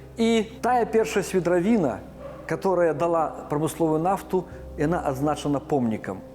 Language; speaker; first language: Belarusian; non-native, local second language; Russian